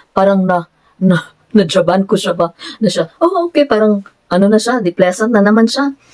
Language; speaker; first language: Filipino; non-native, local second language; Cebuano